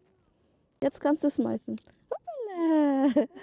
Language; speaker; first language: German; non-native, learner; Indonesian